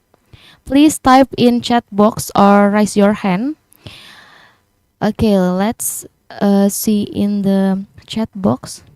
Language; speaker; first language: English; non-native, learner; Indonesian